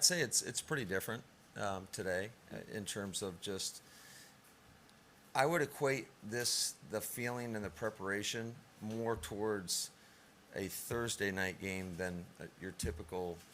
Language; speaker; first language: English; native; English